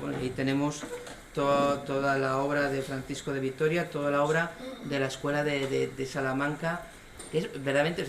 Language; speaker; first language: Spanish; native; Spanish